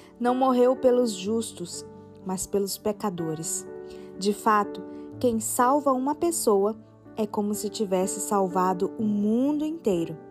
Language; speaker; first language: Portuguese; native; Portuguese